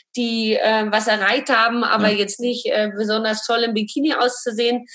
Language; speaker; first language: German; native; German